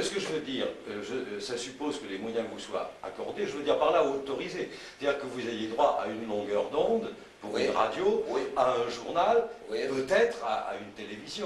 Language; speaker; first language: French; native; French